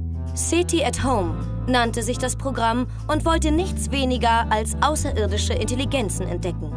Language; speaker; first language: German; native; German